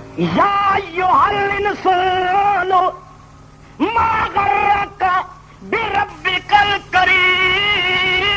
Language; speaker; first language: Urdu; non-native, local second language; Punjabi